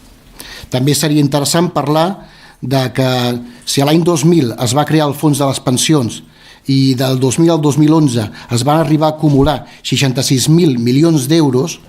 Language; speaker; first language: Catalan; native; Catalan